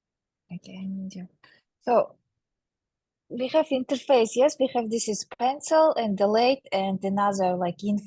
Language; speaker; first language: English; non-native, learner; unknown